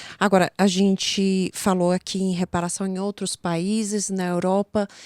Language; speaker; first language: Portuguese; native; Portuguese